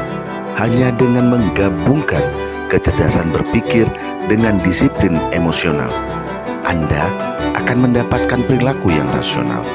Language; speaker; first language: Indonesian; native; Indonesian